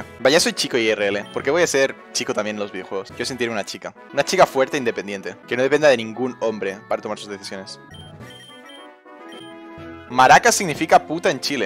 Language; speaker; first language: Spanish; native; Spanish